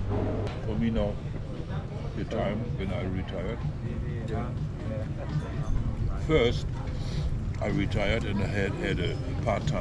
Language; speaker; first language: English; non-native, learner; German